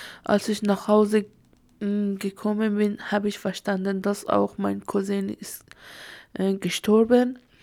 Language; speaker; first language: German; non-native, learner; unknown